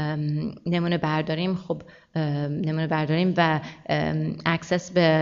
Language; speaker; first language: Persian; early bilingual, heritage; Persian